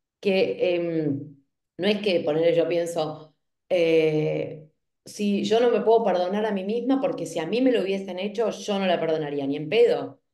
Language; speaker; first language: Spanish; native; Spanish